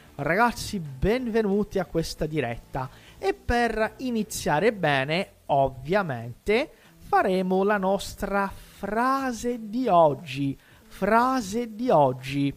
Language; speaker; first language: Italian; non-native, fluent; Portuguese